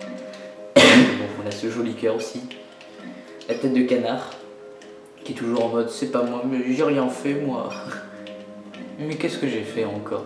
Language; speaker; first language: French; native; French